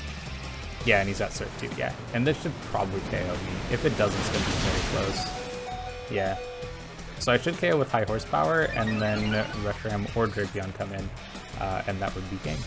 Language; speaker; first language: English; native; English